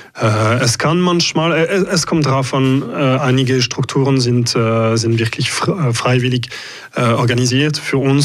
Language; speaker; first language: German; non-native, local second language; French